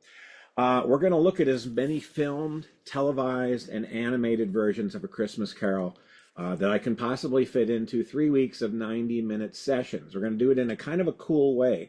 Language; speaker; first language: English; native; English